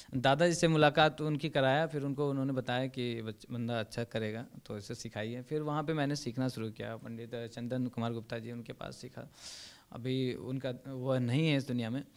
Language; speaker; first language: Hindi; native; Hindi